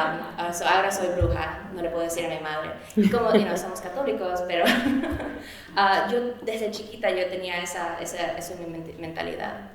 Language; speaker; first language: Spanish; early bilingual, heritage; Spanish